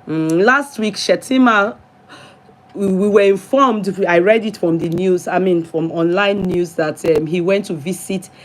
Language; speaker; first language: English; non-native, local second language; Yoruba